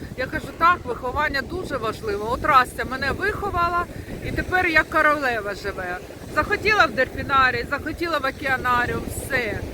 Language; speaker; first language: Ukrainian; non-native, local second language; Russian